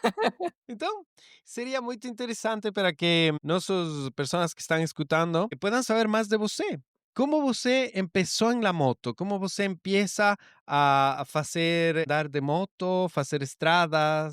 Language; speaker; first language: Portuguese; non-native, learner; Spanish